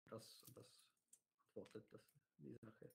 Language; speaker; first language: German; non-native, learner; Czech